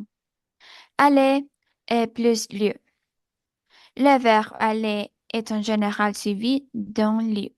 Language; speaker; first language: French; non-native, learner; Spanish